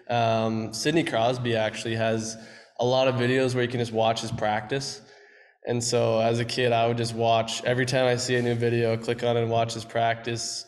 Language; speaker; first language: English; native; English